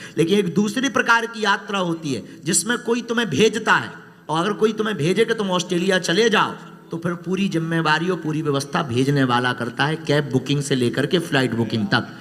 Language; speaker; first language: Hindi; native; Hindi